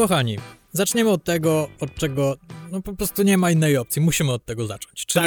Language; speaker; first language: Polish; native; Polish